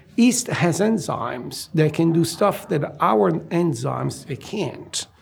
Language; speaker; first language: English; non-native, fluent; Italian